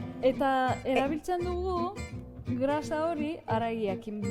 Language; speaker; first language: Basque; non-native, learner; Turkish